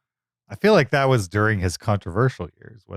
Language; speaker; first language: English; native; English